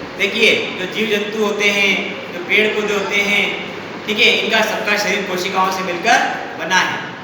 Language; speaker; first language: Hindi; native; Hindi